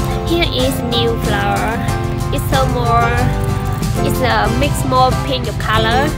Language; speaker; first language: English; non-native, learner; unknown